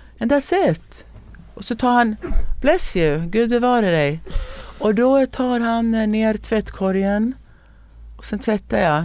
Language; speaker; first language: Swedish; native; Swedish